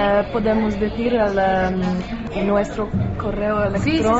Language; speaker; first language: Spanish; non-native, learner; Polish